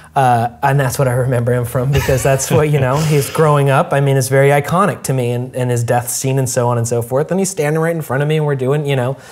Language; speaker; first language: English; native; English